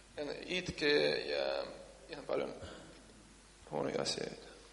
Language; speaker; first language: Finnish; non-native, learner; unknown